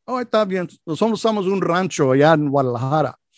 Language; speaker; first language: Spanish; non-native, learner; English